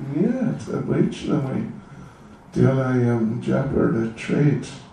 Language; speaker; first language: Russian; non-native, learner; English